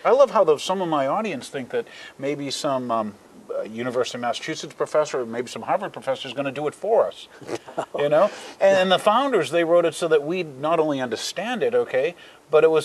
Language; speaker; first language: English; native; English